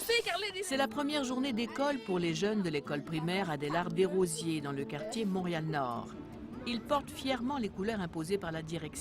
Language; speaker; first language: French; native; French